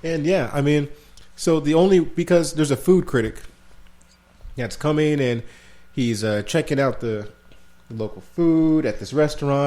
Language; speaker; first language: English; native; English